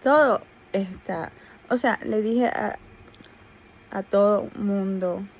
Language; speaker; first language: Spanish; native; Spanish